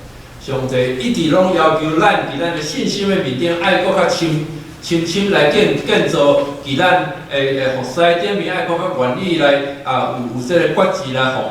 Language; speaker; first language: Chinese; native; Chinese